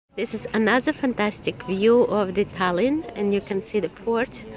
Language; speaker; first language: English; non-native, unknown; Russian